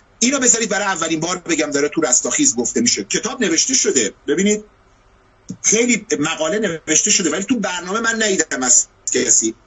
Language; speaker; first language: Persian; non-native, local second language; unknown